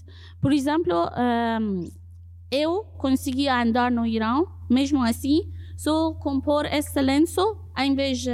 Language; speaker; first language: Portuguese; non-native, fluent; Persian